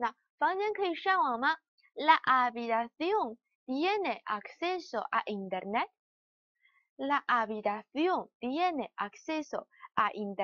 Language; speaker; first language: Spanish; non-native, fluent; Chinese